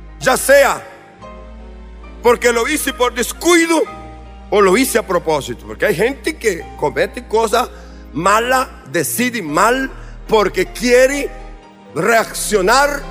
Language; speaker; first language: Spanish; non-native, fluent; Portuguese